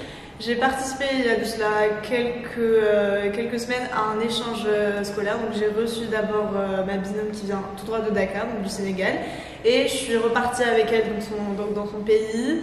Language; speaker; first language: French; non-native, local second language; Arabic